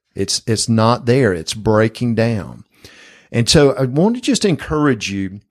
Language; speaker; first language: English; native; English